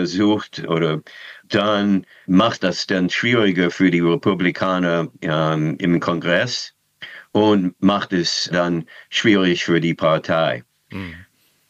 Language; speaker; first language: German; non-native, fluent; English